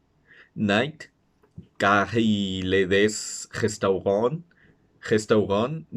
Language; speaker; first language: French; non-native, learner; Spanish